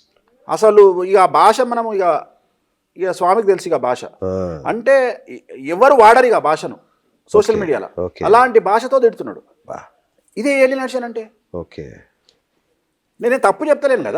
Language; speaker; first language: Telugu; native; Telugu